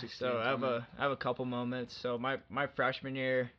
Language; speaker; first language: English; native; English